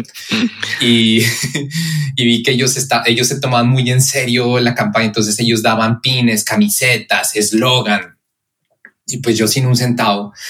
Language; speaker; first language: Spanish; native; Spanish